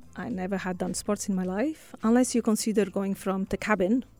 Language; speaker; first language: English; non-native, fluent; Portuguese